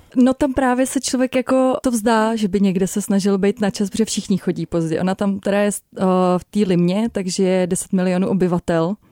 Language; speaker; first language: Czech; native; Czech